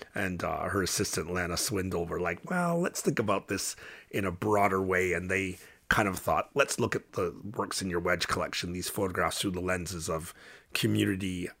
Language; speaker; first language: English; native; English